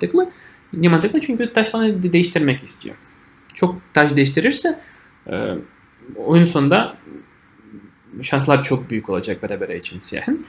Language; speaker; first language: Turkish; non-native, fluent; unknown